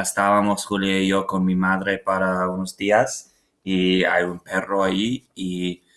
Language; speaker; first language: Spanish; non-native, learner; English